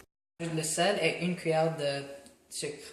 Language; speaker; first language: French; non-native, learner; English